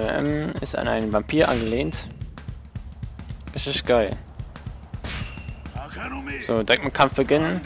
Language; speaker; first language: German; native; German